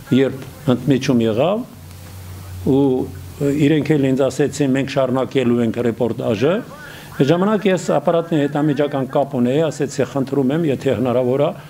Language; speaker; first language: Armenian; native; Armenian